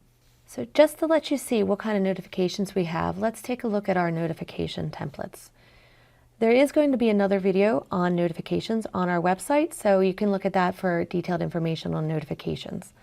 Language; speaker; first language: English; native; English